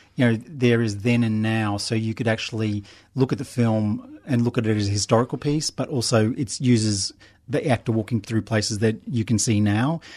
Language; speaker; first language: English; native; English